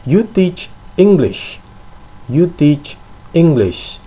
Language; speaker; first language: English; non-native, fluent; Indonesian